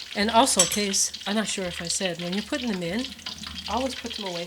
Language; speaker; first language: English; native; English